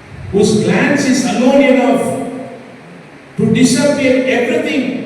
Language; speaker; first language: English; non-native, local second language; Tamil